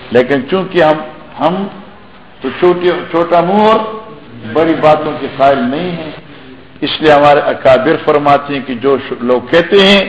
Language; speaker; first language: Urdu; non-native, local second language; Pashto